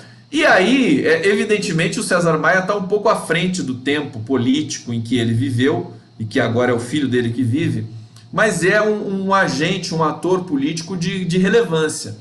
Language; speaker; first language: Portuguese; native; Portuguese